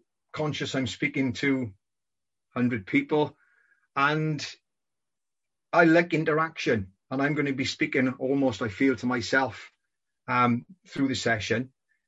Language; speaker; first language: English; native; English